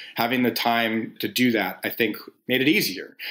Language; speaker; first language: English; native; English